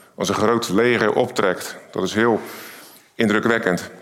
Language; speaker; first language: Dutch; native; Dutch